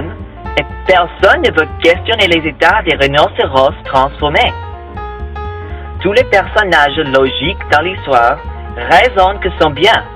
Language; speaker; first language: French; non-native, learner; English